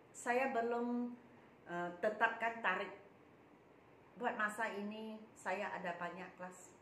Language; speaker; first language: Malay; native; Malay